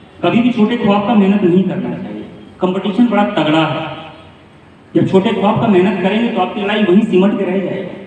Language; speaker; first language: Hindi; native; Hindi